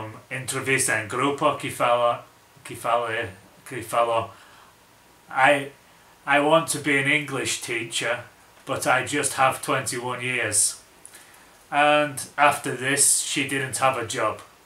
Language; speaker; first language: English; native; English